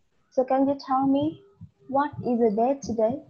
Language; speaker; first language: English; non-native, learner; Vietnamese